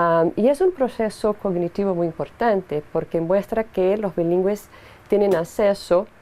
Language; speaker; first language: Spanish; non-native, fluent; Portuguese